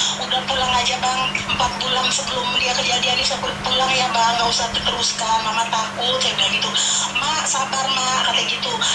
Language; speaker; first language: Indonesian; native; Indonesian